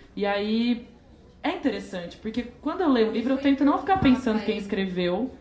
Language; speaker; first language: Portuguese; native; Portuguese